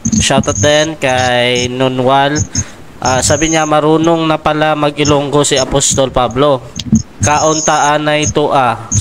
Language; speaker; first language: Filipino; non-native, local second language; Hiligaynon